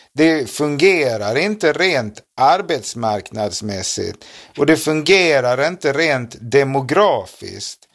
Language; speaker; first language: Swedish; native; Swedish